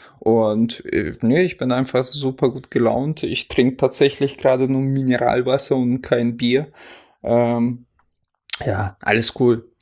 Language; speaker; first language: German; non-native, fluent; Russian